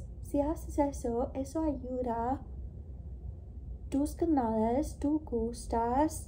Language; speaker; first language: Spanish; non-native, learner; English